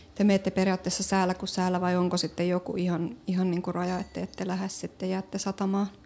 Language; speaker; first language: Finnish; native; Finnish